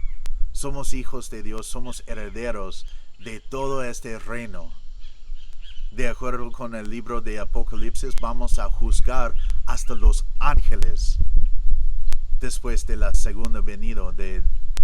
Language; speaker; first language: Spanish; non-native, fluent; English